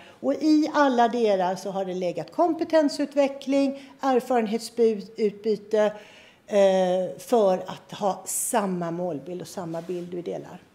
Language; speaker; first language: Swedish; native; Swedish